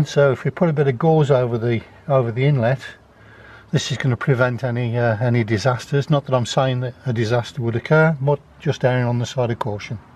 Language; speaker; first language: English; native; English